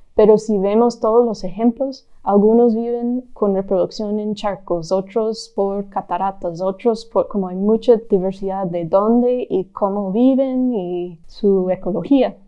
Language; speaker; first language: Spanish; non-native, fluent; English